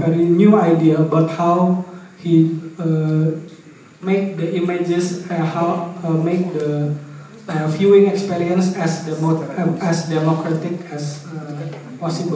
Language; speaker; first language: English; non-native, fluent; Indonesian